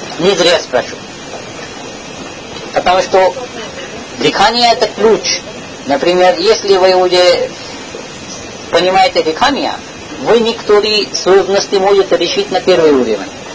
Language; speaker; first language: Russian; non-native, learner; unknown